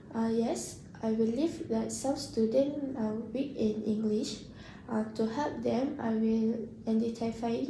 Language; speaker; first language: English; non-native, learner; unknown